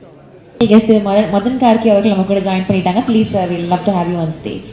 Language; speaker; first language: Tamil; native; Tamil